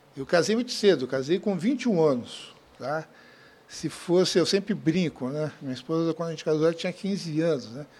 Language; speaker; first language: Portuguese; early bilingual, other home language; Spanish